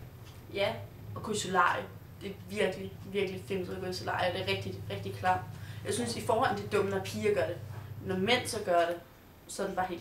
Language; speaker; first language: Danish; native; Danish